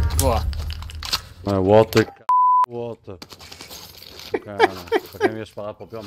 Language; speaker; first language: Italian; native; Italian